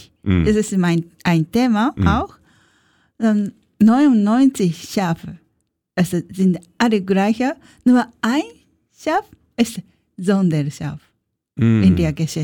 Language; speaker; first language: German; non-native, learner; Japanese